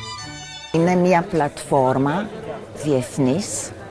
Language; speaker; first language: Greek; non-native, fluent; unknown